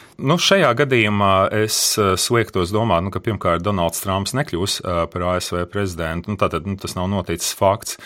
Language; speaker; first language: Latvian; native; Latvian